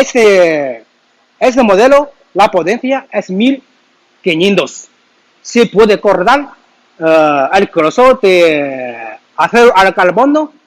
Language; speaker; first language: Spanish; non-native, learner; Chinese